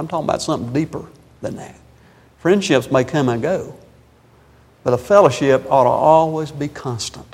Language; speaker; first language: English; native; English